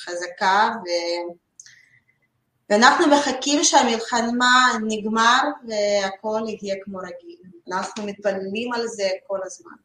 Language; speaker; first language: Hebrew; non-native, learner; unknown